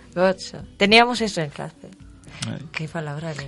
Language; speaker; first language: Spanish; non-native, fluent; German